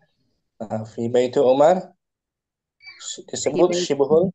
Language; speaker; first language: Indonesian; native; Indonesian